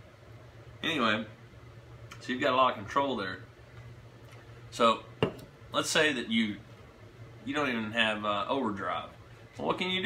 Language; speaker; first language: English; native; English